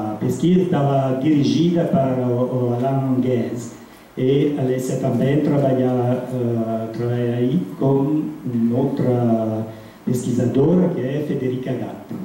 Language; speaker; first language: Portuguese; non-native, fluent; Italian